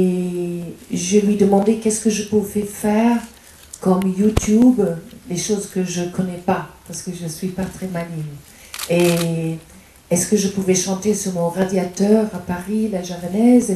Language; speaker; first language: French; non-native, fluent; English